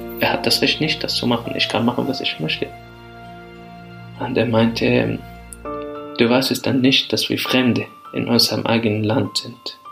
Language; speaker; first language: German; non-native, fluent; Arabic